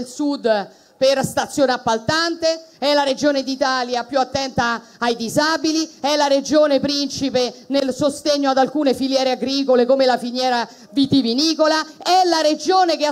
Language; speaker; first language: Italian; native; Italian